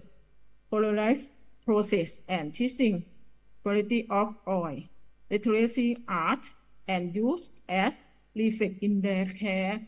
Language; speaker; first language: English; non-native, learner; Thai